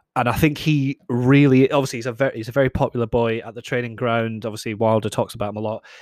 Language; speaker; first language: English; native; English